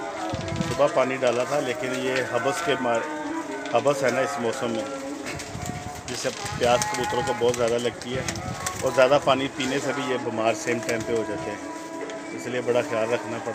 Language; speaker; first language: Hindi; non-native, local second language; Punjabi